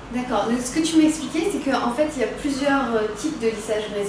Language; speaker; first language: French; native; French